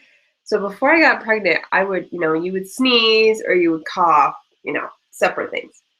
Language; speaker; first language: English; native; English